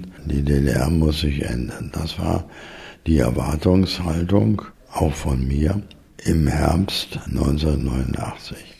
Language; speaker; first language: German; native; German